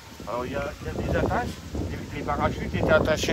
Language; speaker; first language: French; native; French